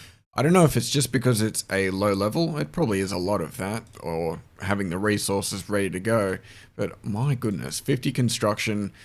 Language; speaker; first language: English; native; English